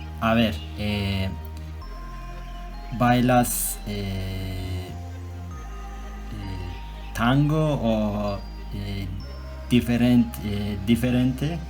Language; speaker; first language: Spanish; non-native, learner; Turkish